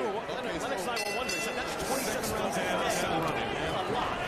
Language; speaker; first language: English; native; English